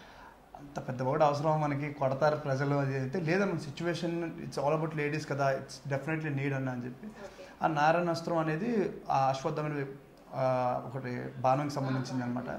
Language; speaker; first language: Telugu; native; Telugu